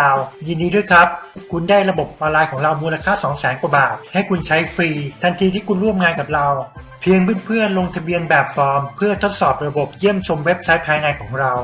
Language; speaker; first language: Thai; native; Thai